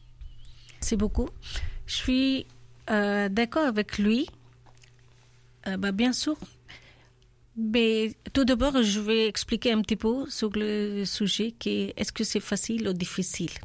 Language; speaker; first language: French; non-native, learner; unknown